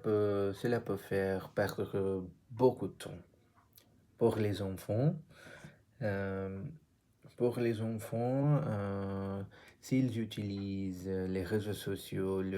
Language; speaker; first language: French; non-native, learner; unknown